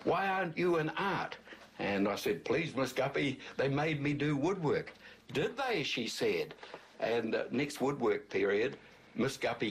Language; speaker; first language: English; native; English